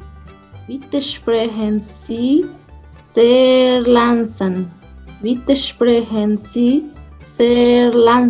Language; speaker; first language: German; non-native, learner; Spanish